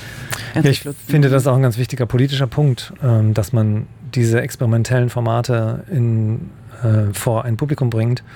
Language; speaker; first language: German; native; German